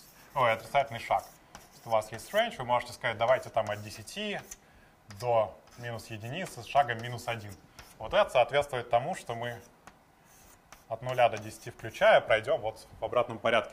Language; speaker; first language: Russian; native; Russian